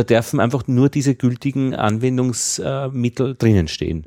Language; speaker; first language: German; native; German